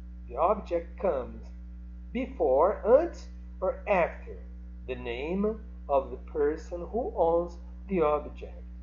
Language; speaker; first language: English; non-native, fluent; Portuguese